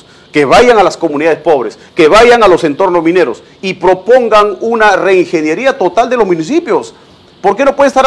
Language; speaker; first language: Spanish; native; Spanish